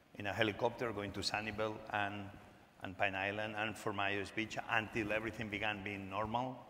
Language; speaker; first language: English; non-native, fluent; Spanish